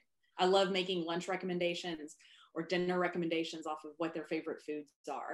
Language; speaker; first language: English; native; English